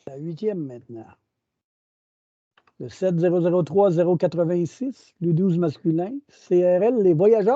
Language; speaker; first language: French; native; French